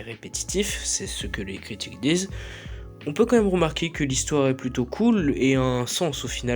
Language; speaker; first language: French; native; French